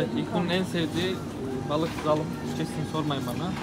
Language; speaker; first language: Turkish; native; Turkish